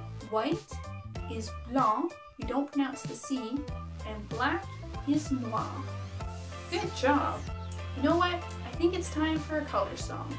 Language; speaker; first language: English; native; English